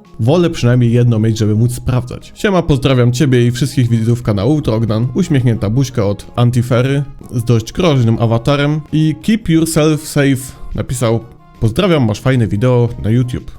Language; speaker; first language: Polish; native; Polish